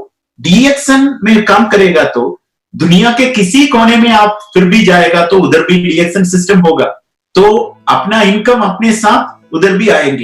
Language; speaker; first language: Hindi; non-native, local second language; Malayalam